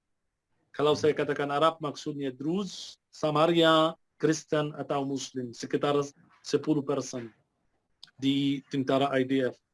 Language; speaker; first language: Indonesian; non-native, fluent; Arabic